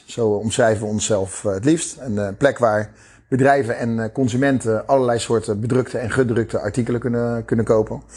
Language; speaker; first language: Dutch; native; Dutch